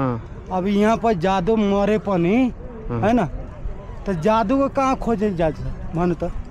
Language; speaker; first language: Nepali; non-native, local second language; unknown